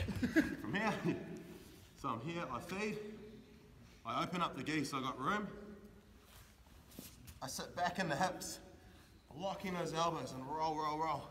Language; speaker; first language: English; native; English